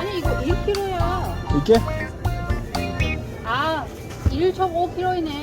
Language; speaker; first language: Korean; non-native, learner; Vietnamese